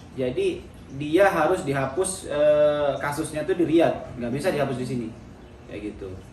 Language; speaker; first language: Indonesian; native; Indonesian